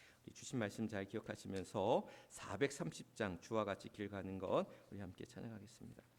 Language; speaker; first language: Korean; native; Korean